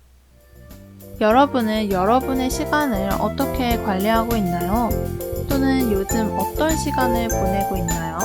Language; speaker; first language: Korean; native; Korean